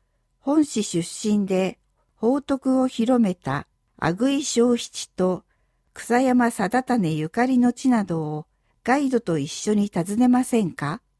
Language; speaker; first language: Japanese; native; Japanese